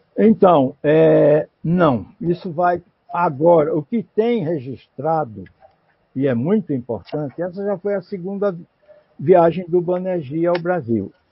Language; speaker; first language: Portuguese; native; Portuguese